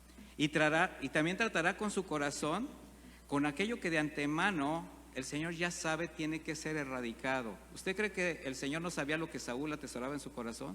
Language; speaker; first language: Spanish; native; Spanish